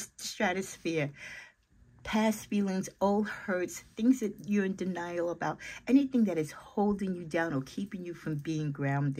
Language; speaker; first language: English; native; English